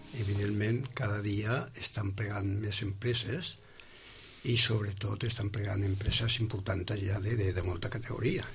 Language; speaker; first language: Catalan; non-native, local second language; Spanish